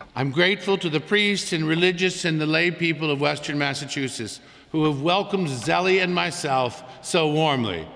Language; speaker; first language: English; native; English